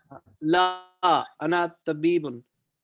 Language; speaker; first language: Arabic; non-native, learner; Urdu